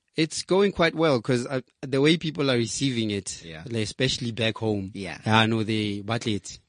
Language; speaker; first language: English; non-native, local second language; Southern Sotho